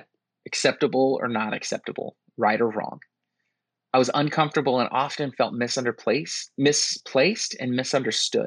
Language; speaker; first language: English; native; English